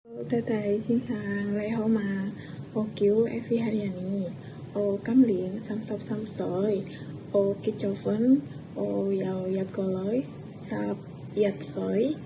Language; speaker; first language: Cantonese; non-native, learner; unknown